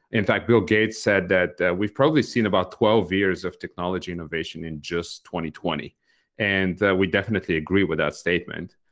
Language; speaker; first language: English; non-native, fluent; Bulgarian